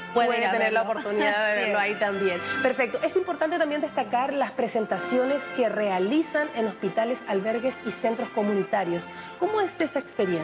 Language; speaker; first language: Spanish; native; Spanish